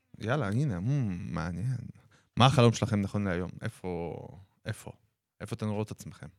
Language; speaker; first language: Hebrew; native; Hebrew